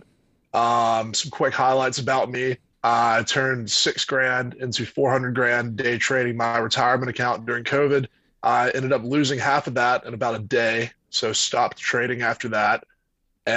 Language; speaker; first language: English; native; English